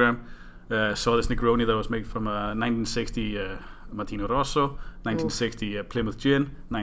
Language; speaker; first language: English; non-native, fluent; Danish